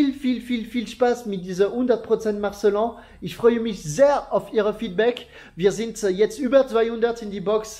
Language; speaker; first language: German; non-native, learner; French